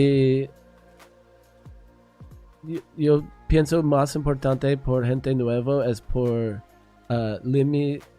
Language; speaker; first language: Spanish; non-native, learner; English